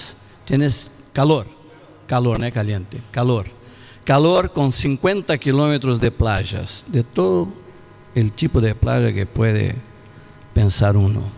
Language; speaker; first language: Spanish; non-native, learner; Portuguese